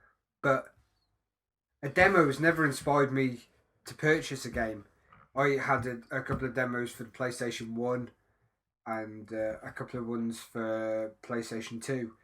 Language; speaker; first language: English; native; English